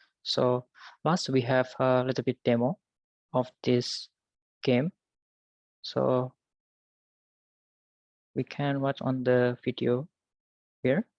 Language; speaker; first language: English; non-native, learner; Indonesian